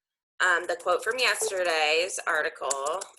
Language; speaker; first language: English; native; English